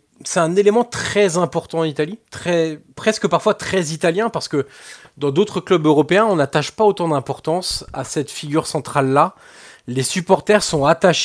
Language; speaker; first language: French; native; French